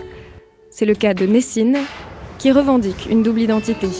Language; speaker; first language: French; native; French